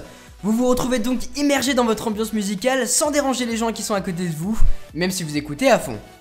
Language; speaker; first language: French; native; French